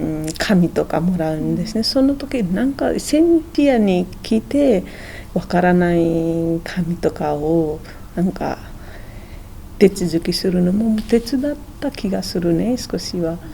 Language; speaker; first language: Japanese; non-native, fluent; Nepali